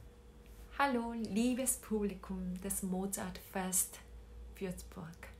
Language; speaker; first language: German; non-native, learner; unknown